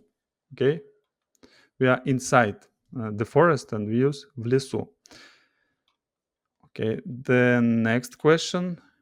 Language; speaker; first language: English; non-native, fluent; Russian